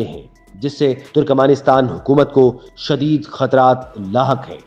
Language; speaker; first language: Urdu; native; Urdu